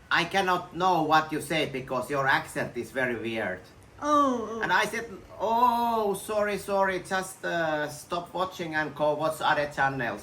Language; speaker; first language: English; non-native, learner; Finnish